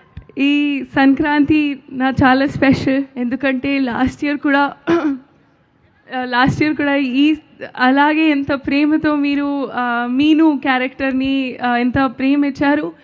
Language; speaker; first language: Telugu; non-native, learner; Hindi